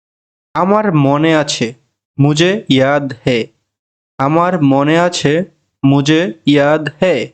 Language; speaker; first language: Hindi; non-native, fluent; Bangla